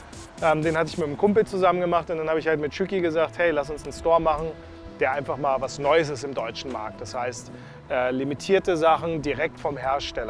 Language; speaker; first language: German; native; German